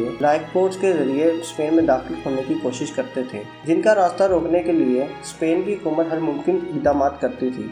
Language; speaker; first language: Urdu; native; Urdu